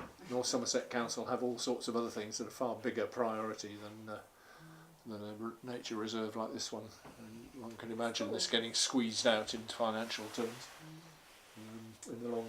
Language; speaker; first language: English; native; English